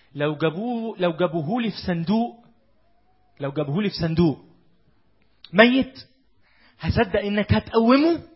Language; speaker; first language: Arabic; native; Arabic